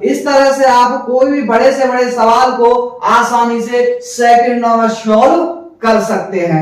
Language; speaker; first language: Hindi; native; Hindi